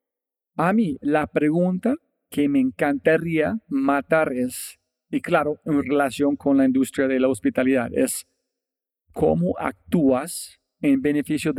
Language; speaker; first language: Spanish; non-native, fluent; English